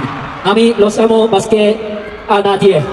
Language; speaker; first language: Spanish; non-native, learner; Korean